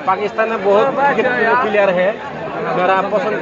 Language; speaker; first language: Hindi; non-native, learner; Bangla